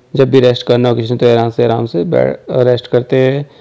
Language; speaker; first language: Hindi; native; Hindi